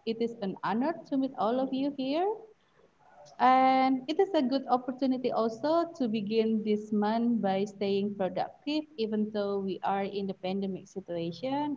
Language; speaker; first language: English; non-native, fluent; Indonesian